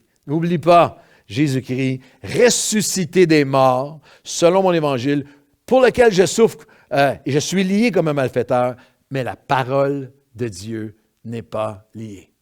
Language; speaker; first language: French; native; French